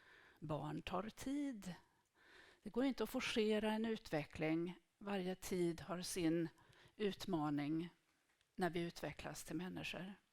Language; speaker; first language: Swedish; native; Swedish